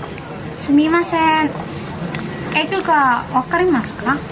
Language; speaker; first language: Japanese; non-native, learner; Filipino